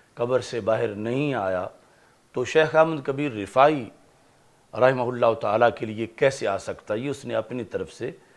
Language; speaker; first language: Urdu; non-native, local second language; Punjabi